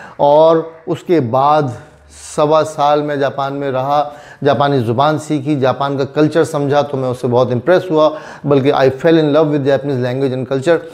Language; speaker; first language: Urdu; native; Urdu